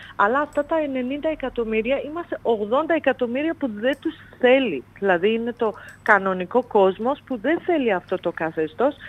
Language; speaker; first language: Greek; non-native, fluent; Persian